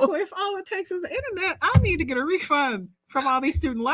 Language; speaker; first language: English; native; English